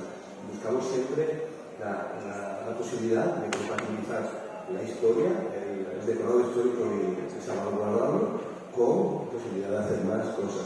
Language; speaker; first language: Spanish; native; Spanish